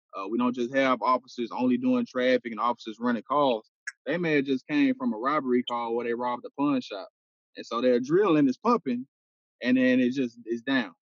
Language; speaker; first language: English; native; English